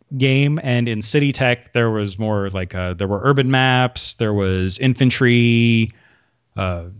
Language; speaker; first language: English; native; English